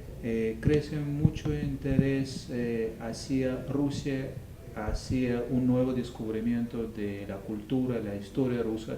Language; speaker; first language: Spanish; non-native, fluent; Russian